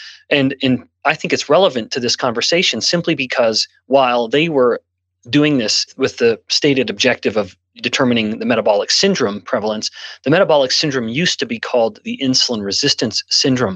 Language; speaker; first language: English; native; English